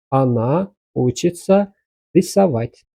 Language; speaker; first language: Russian; non-native, fluent; Azerbaijani